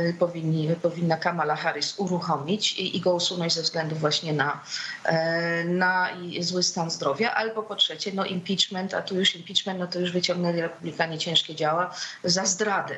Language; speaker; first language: Polish; native; Polish